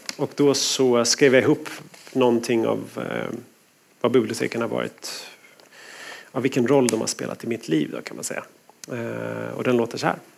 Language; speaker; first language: Swedish; native; Swedish